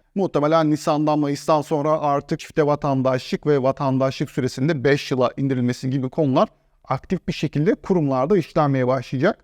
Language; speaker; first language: Turkish; native; Turkish